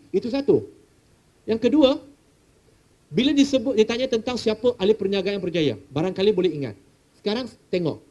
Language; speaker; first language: Malay; non-native, local second language; Chinese